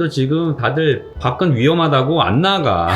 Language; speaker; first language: Korean; native; Korean